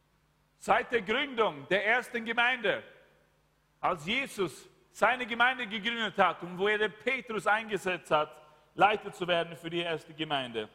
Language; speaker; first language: German; non-native, fluent; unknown